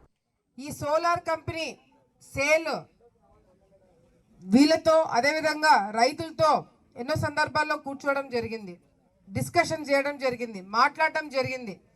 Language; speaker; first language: Telugu; native; Telugu